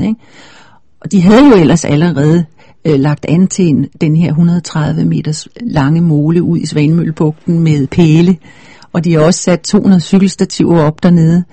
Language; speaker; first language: Danish; native; Danish